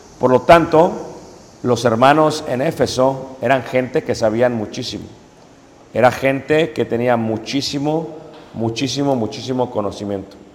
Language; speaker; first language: Spanish; native; Spanish